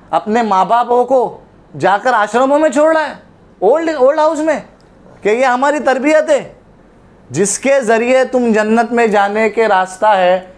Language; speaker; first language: Hindi; non-native, local second language; Urdu